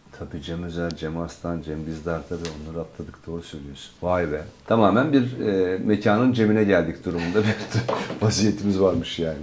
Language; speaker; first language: Turkish; native; Turkish